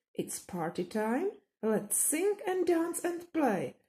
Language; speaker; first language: English; non-native, fluent; Czech